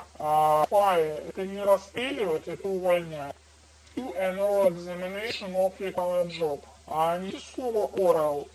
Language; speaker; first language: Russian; non-native, learner; English